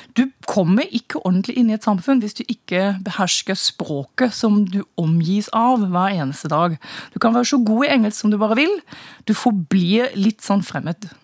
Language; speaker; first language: Norwegian; non-native, fluent; German